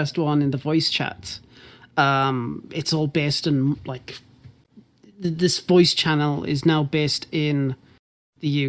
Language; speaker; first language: English; native; English